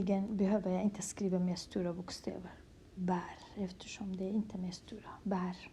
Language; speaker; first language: Swedish; non-native, fluent; Kurdish